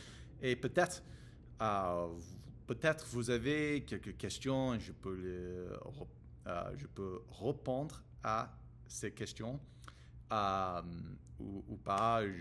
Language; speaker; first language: French; non-native, learner; English